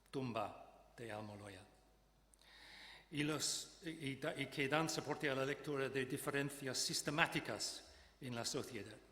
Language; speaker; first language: Spanish; non-native, fluent; English